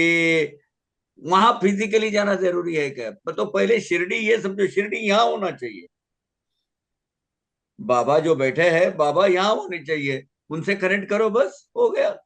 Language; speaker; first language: Hindi; native; Hindi